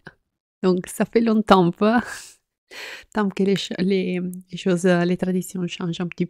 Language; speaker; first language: French; non-native, fluent; Italian